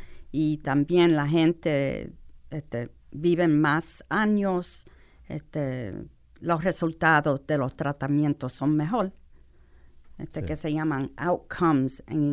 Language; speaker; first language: Spanish; non-native, fluent; English